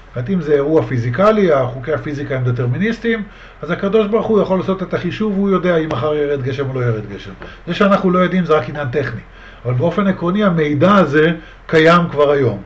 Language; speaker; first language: Hebrew; native; Hebrew